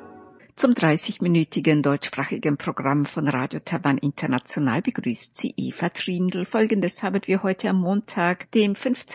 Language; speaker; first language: German; native; German